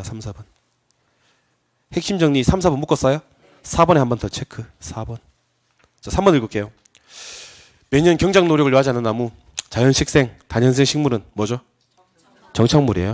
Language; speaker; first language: Korean; native; Korean